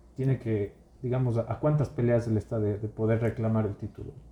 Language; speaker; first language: Spanish; native; Spanish